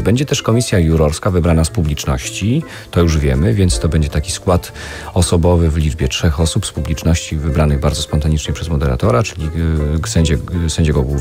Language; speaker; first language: Polish; native; Polish